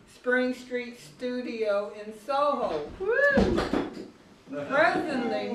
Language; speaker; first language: English; native; English